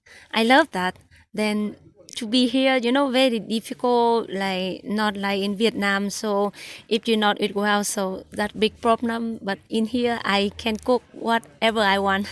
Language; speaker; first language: English; non-native, learner; Vietnamese